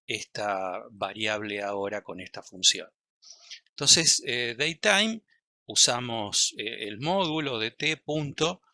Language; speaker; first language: Spanish; native; Spanish